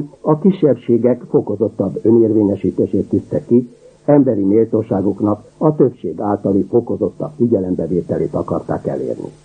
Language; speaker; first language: Hungarian; native; Hungarian